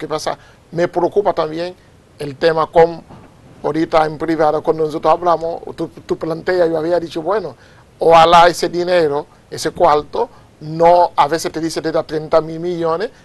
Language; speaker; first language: Spanish; non-native, fluent; Haitian Creole